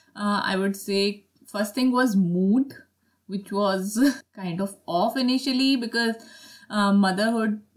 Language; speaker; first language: Hindi; native; Hindi